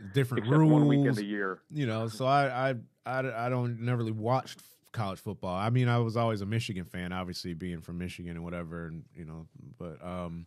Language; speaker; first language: English; native; English